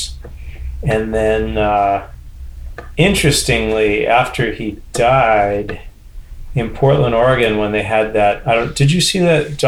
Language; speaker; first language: English; native; English